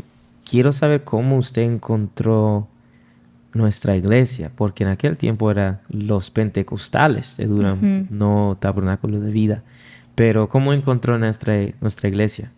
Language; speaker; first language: Spanish; non-native, fluent; English